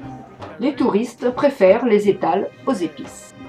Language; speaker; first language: French; native; French